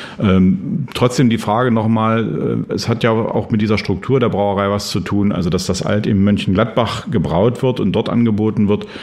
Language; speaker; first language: German; native; German